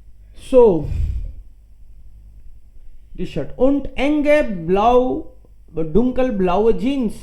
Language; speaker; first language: German; non-native, learner; Hindi